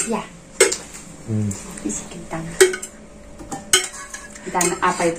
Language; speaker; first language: Indonesian; non-native, learner; Russian